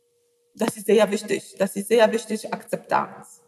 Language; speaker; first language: German; non-native, learner; Polish